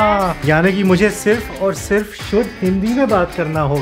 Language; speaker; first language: Hindi; native; Hindi